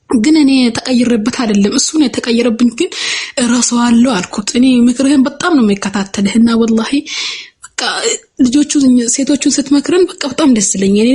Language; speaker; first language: Amharic; native; Amharic